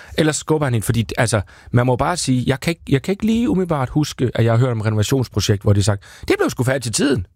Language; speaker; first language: Danish; native; Danish